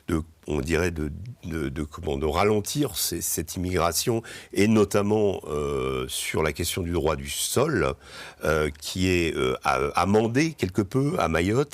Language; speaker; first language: French; native; French